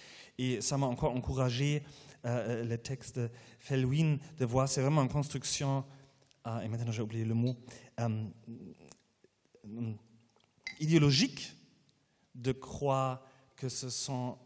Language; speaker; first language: French; non-native, learner; German